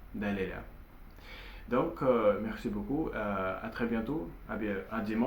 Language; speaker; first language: French; non-native, learner; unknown